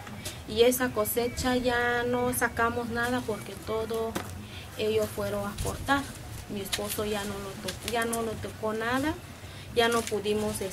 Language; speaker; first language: Spanish; non-native, local second language; Zapotec